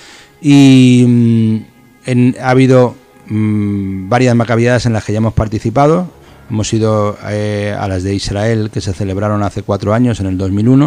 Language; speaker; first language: Spanish; native; Spanish